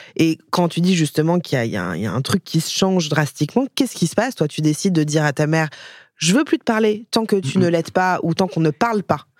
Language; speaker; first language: French; native; French